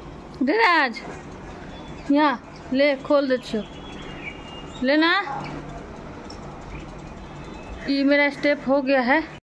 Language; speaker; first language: Hindi; non-native, local second language; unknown